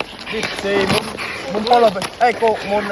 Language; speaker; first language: Finnish; non-native, learner; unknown